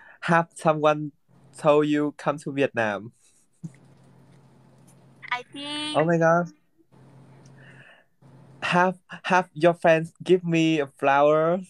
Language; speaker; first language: English; non-native, learner; Vietnamese